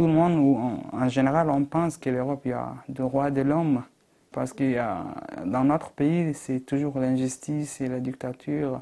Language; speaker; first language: French; non-native, local second language; Arabic